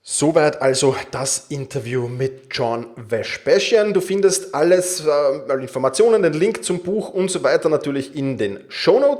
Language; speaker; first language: German; native; German